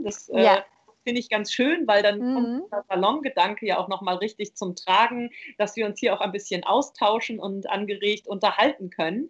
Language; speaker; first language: German; native; German